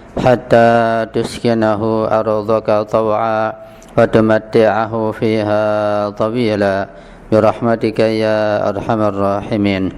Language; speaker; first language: Arabic; non-native, fluent; Indonesian